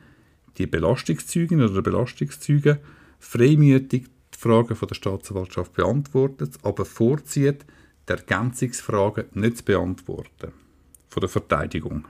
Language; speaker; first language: German; native; German